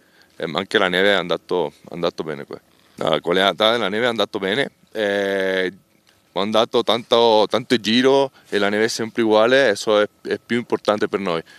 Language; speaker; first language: Italian; non-native, learner; Spanish